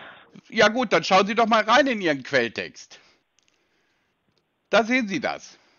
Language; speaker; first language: German; native; German